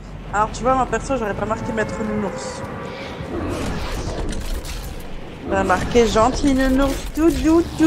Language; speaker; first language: French; native; French